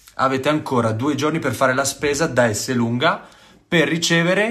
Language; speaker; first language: Italian; native; Italian